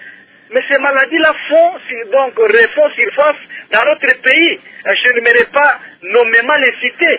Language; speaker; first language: French; non-native, local second language; Luba-Lulua